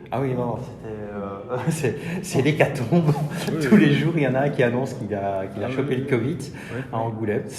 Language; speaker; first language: French; native; French